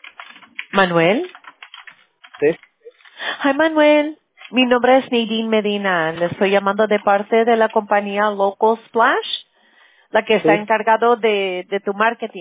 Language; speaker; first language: Spanish; early bilingual, heritage; Spanish